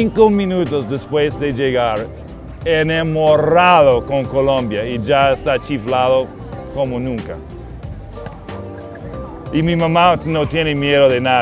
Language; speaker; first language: Spanish; non-native, fluent; English